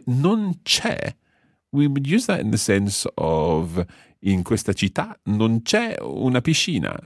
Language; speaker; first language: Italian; non-native, fluent; English